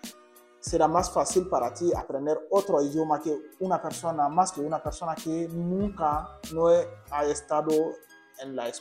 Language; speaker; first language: Spanish; non-native, learner; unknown